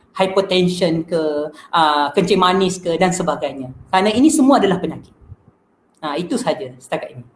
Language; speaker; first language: Malay; native; Malay